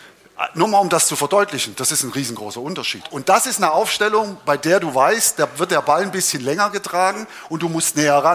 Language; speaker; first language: German; native; German